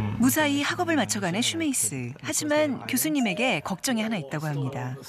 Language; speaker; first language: Korean; native; Korean